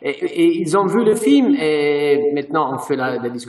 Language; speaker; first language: French; non-native, fluent; Italian